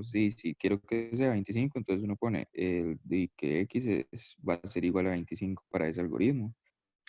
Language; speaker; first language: Spanish; native; Spanish